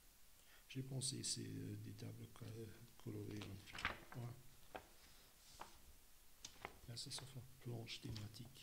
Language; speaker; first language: French; non-native, learner; German